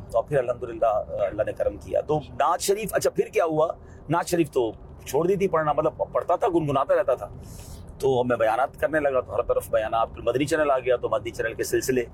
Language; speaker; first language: Urdu; non-native, local second language; Memoni